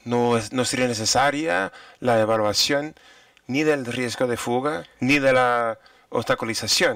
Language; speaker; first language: Spanish; non-native, fluent; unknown